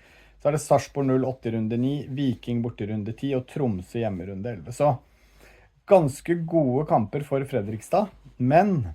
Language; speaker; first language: Norwegian; native; Norwegian